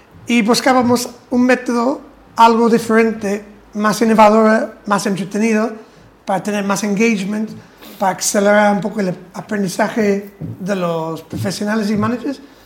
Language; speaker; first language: Spanish; non-native, fluent; English